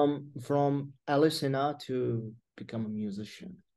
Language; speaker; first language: English; non-native, fluent; Arabic